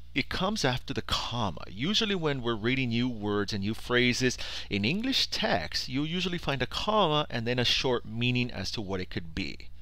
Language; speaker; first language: English; early bilingual, other home language; Spanish